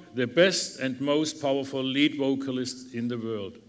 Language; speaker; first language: English; non-native, fluent; German